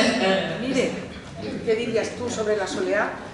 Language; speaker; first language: Spanish; native; Spanish